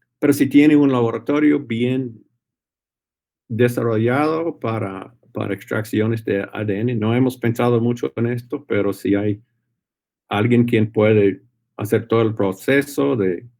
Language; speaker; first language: Spanish; non-native, fluent; English